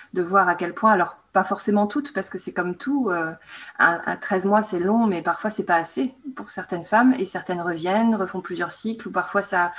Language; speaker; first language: French; native; French